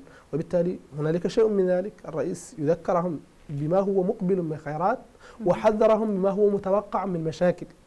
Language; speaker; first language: Arabic; native; Arabic